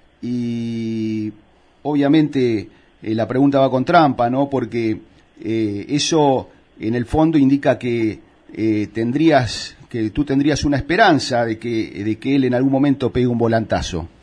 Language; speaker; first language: Spanish; native; Spanish